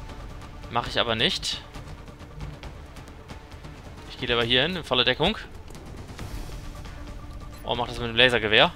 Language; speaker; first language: German; native; German